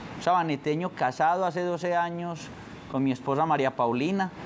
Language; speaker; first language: Spanish; native; Spanish